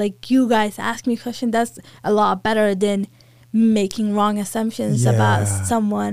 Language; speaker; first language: English; non-native, fluent; Persian